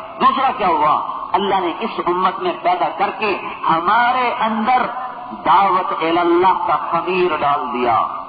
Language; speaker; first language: Urdu; non-native, local second language; Punjabi